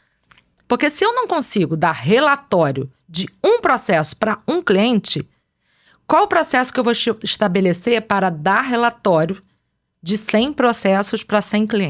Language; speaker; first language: Portuguese; native; Portuguese